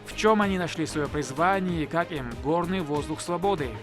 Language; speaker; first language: Russian; native; Russian